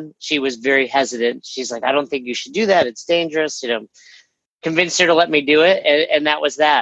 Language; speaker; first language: English; native; English